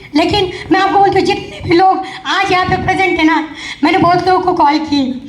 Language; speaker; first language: Hindi; non-native, local second language; Marathi